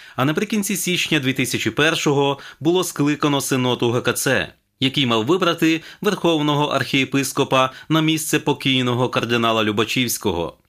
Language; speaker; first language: Ukrainian; native; Ukrainian